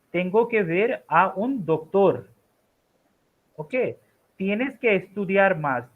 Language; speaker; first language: Spanish; non-native, fluent; Hindi